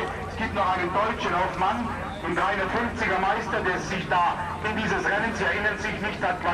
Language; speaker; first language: German; native; German